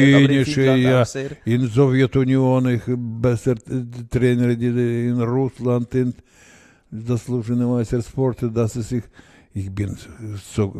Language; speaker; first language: German; non-native, learner; Russian